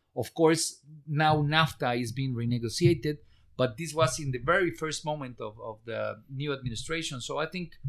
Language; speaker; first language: English; non-native, fluent; Spanish